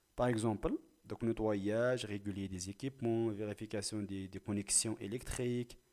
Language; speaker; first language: French; non-native, local second language; Arabic